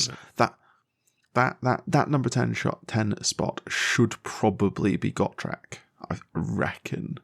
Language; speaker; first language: English; native; English